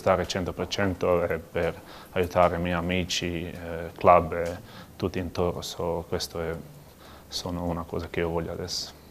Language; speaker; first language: Italian; non-native, learner; Croatian